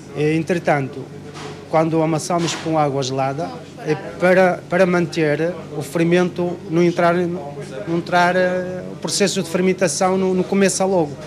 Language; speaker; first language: Portuguese; non-native, fluent; Arabic